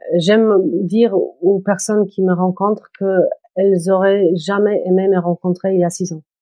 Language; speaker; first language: French; non-native, fluent; Polish